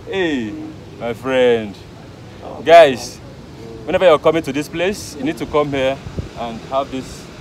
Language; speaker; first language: English; non-native, local second language; Igbo